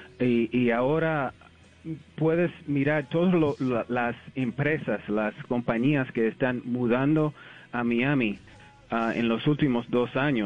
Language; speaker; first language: Spanish; early bilingual, heritage; English